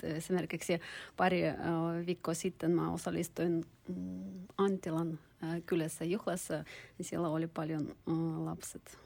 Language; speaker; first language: Finnish; non-native, learner; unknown